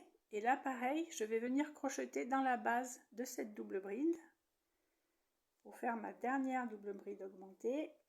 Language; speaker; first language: French; native; French